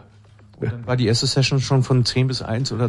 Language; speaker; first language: German; native; German